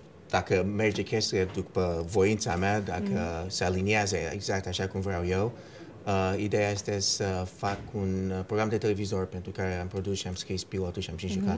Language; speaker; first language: Romanian; early bilingual, heritage; Romanian